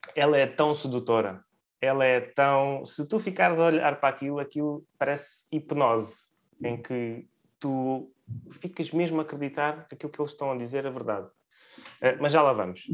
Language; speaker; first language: Portuguese; early bilingual, other home language; Ukrainian